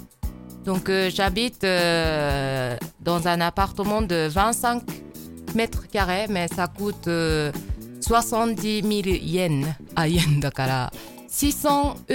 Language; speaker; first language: French; non-native, fluent; Japanese